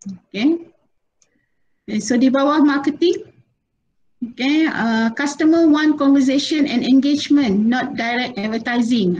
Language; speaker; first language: English; non-native, local second language; Malay